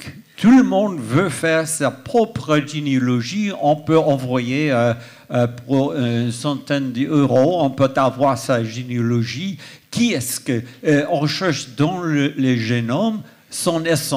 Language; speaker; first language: French; non-native, fluent; English